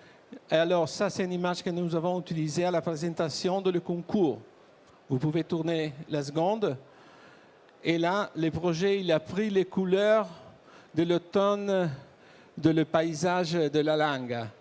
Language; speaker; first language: French; non-native, learner; Italian